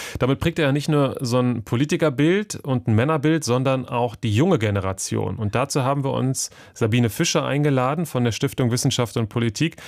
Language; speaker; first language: German; native; German